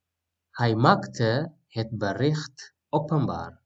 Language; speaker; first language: Dutch; non-native, fluent; Tigrinya